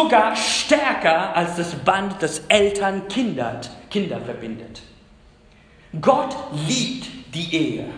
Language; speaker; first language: German; non-native, fluent; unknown